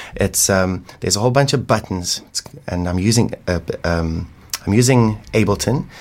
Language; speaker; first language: English; native; English